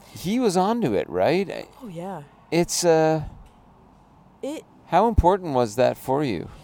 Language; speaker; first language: English; native; English